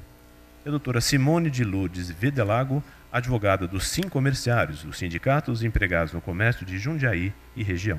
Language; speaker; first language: Portuguese; native; Portuguese